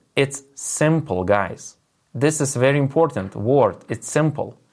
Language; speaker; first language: English; non-native, fluent; Lithuanian